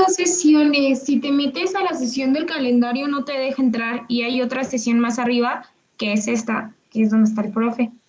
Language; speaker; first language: Spanish; native; Spanish